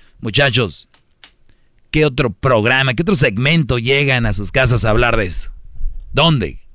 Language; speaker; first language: Spanish; native; Spanish